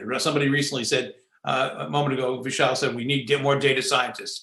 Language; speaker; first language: English; native; English